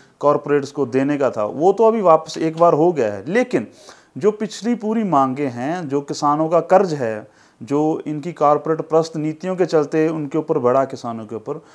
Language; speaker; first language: Hindi; non-native, local second language; Punjabi